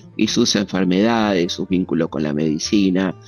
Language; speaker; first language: Spanish; native; Spanish